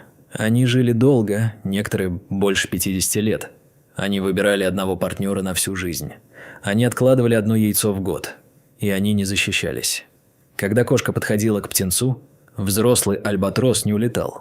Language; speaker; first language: Russian; native; Russian